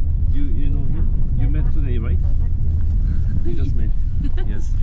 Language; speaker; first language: English; non-native, learner; Korean